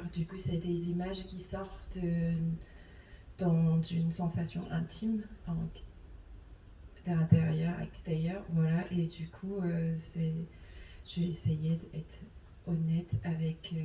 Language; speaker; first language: French; non-native, fluent; Chinese